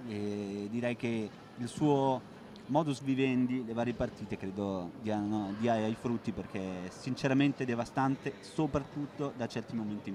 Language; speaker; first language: Italian; native; Italian